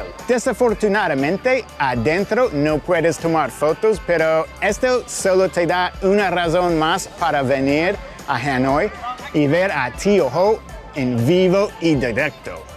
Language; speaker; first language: Spanish; non-native, fluent; English